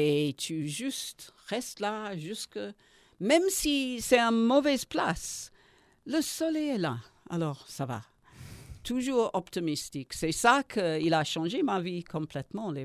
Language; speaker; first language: French; non-native, learner; English